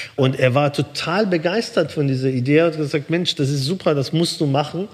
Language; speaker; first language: German; early bilingual, other home language; Persian